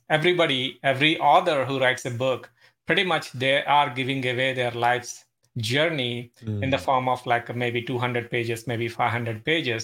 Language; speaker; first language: English; non-native, local second language; Telugu